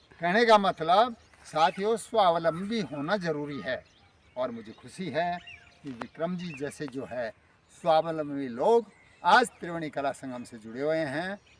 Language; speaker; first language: Hindi; native; Hindi